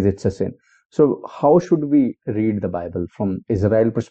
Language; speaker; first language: English; non-native, local second language; Hindi